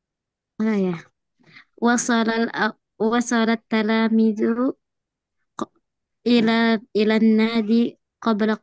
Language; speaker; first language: Arabic; non-native, learner; Indonesian